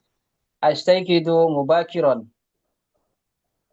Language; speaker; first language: Arabic; non-native, learner; Indonesian